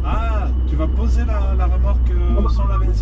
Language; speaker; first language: French; native; French